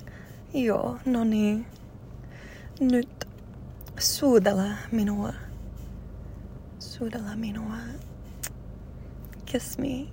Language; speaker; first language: Finnish; non-native, learner; English